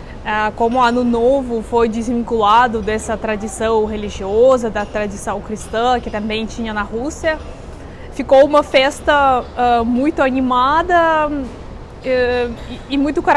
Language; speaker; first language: Portuguese; non-native, fluent; Russian